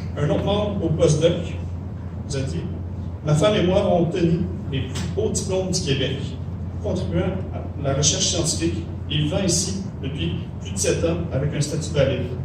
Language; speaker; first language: French; native; French